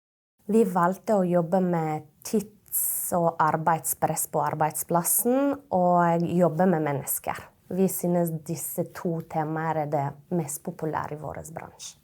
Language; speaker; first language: Norwegian; non-native, fluent; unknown